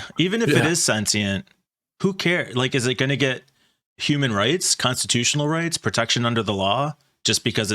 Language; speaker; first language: English; native; English